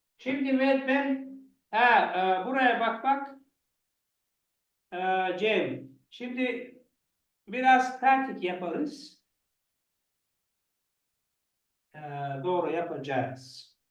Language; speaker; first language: Turkish; non-native, learner; Chechen